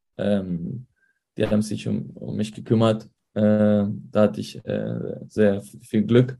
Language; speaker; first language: German; early bilingual, heritage; Spanish